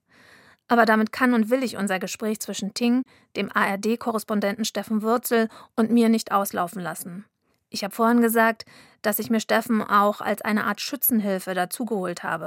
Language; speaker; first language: German; native; German